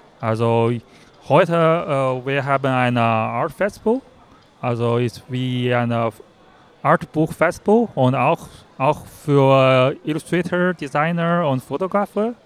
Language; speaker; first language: German; non-native, learner; Chinese